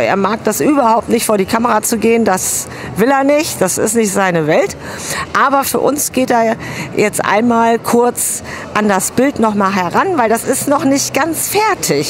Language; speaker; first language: German; native; German